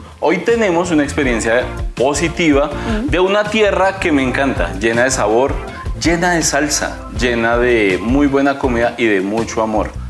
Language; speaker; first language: Spanish; native; Spanish